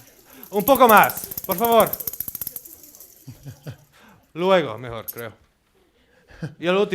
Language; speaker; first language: Spanish; non-native, fluent; English